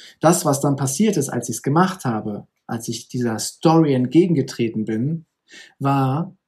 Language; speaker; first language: German; native; German